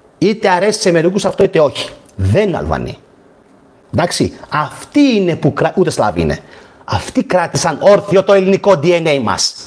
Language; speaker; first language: Greek; native; Greek